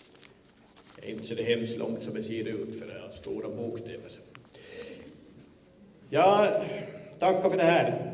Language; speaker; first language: Swedish; native; Swedish